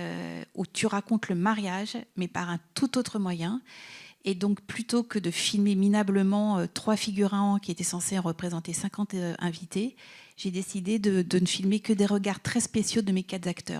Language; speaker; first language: French; native; French